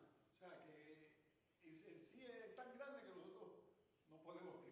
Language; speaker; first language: Spanish; native; Spanish